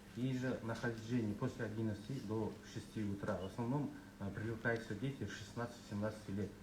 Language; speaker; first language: Russian; non-native, local second language; Kazakh